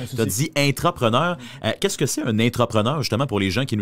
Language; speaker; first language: French; native; French